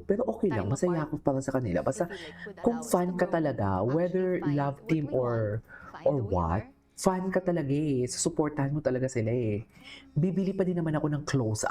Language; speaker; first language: Filipino; native; Filipino